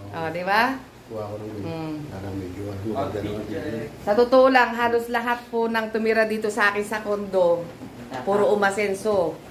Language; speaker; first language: Filipino; native; Filipino